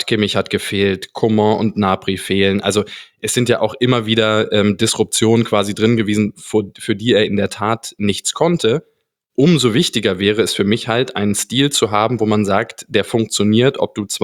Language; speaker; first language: German; native; German